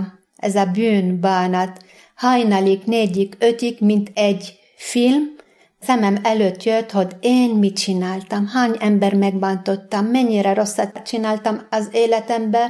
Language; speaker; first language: Hungarian; non-native, fluent; Arabic